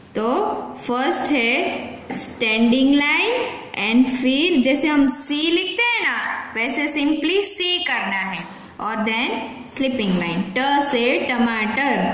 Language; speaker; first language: Hindi; non-native, local second language; Gujarati